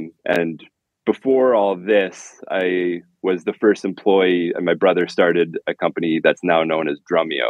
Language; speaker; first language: English; native; English